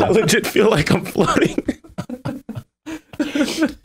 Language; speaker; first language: English; native; English